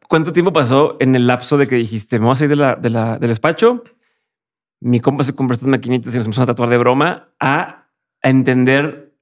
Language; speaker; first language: Spanish; native; Spanish